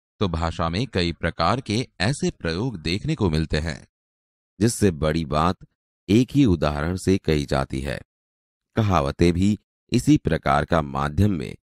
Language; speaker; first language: Hindi; non-native, local second language; Gujarati